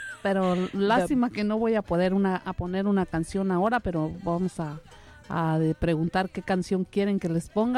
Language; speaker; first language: Spanish; native; Spanish